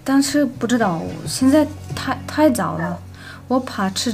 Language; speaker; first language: Chinese; non-native, fluent; Russian